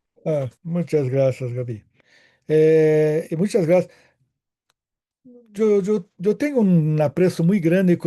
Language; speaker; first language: Spanish; non-native, fluent; Portuguese